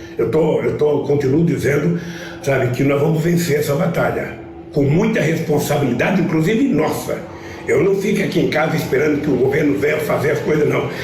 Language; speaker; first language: Portuguese; native; Portuguese